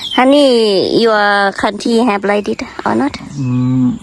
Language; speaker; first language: English; non-native, learner; Thai